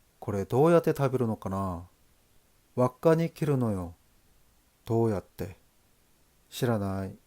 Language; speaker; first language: Japanese; non-native, learner; Korean